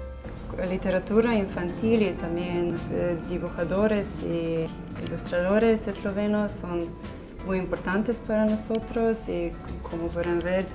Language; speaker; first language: Spanish; non-native, fluent; Slovenian